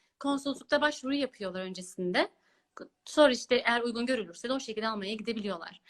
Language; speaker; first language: Turkish; early bilingual, heritage; Turkish